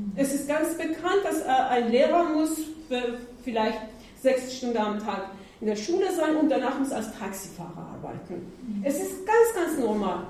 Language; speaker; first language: German; non-native, learner; Persian